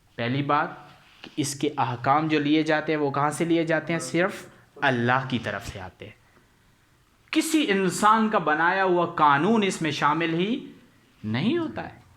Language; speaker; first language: Urdu; non-native, local second language; Punjabi